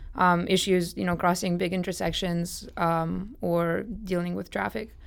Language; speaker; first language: English; non-native, fluent; Russian